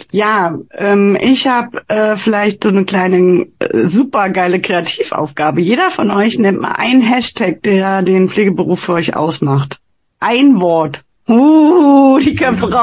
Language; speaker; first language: German; native; German